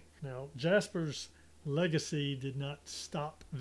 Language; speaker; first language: English; native; English